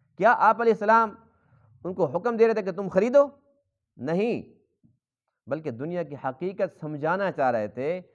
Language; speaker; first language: Urdu; non-native, local second language; Saraiki